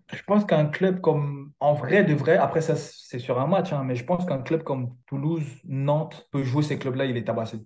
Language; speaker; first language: French; early bilingual, other home language; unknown